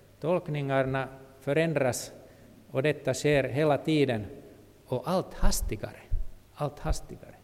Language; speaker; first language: Swedish; non-native, local second language; Finnish